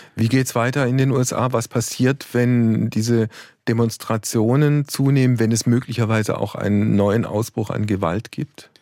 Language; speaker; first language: German; native; German